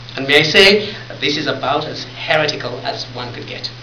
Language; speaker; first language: English; non-native, fluent; Tigrinya